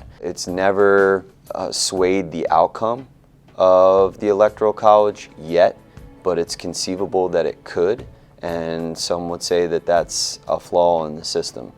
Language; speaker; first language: English; native; English